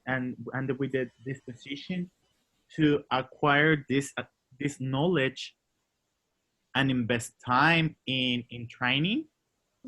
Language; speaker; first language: English; non-native, learner; Spanish